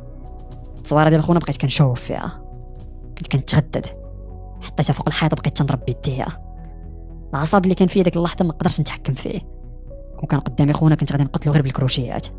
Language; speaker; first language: Arabic; native; Arabic